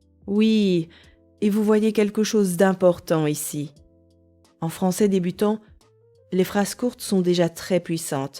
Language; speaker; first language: French; native; French